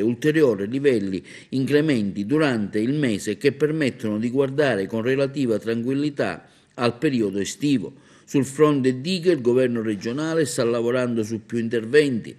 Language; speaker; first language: Italian; native; Italian